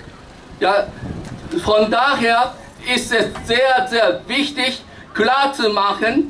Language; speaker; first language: German; non-native, fluent; Japanese